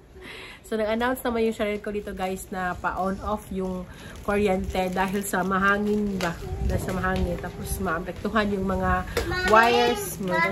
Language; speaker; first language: Filipino; non-native, local second language; Hiligaynon